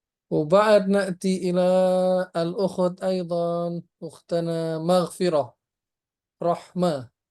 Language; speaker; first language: Arabic; non-native, fluent; Indonesian